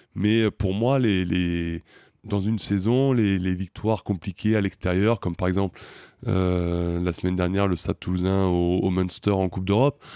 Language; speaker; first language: French; native; French